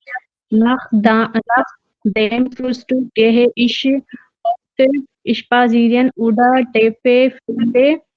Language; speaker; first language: German; non-native, learner; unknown